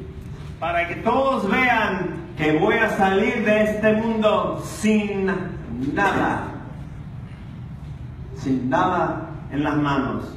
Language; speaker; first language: Spanish; non-native, fluent; English